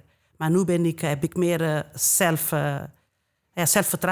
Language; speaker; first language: Dutch; non-native, fluent; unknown